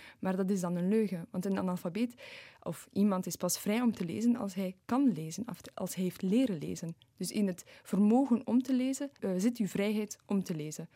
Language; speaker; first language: Dutch; early bilingual, other home language; Polish